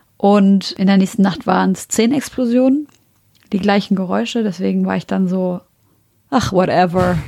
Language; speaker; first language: German; early bilingual, other home language; Arabic